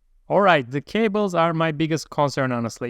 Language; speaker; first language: English; non-native, fluent; Turkish